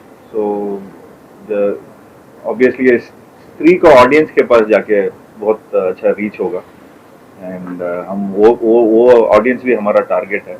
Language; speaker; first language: Hindi; non-native, local second language; Tamil